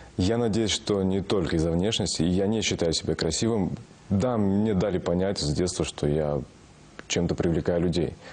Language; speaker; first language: Russian; non-native, local second language; Kazakh